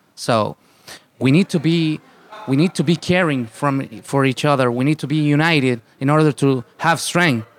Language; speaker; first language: English; non-native, fluent; Spanish